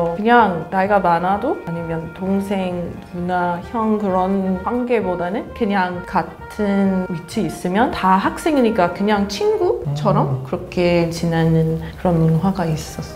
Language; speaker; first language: Korean; non-native, fluent; English